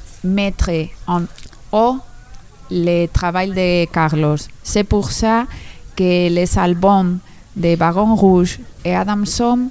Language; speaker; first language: French; non-native, learner; Spanish